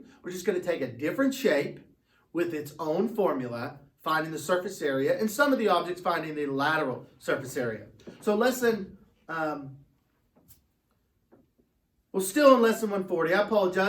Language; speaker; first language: English; native; English